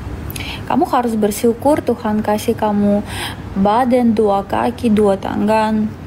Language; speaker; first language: Indonesian; non-native, fluent; Russian